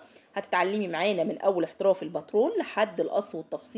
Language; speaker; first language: Arabic; native; Arabic